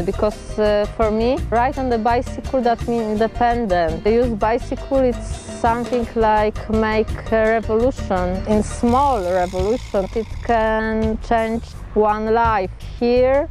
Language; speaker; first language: English; non-native, learner; Polish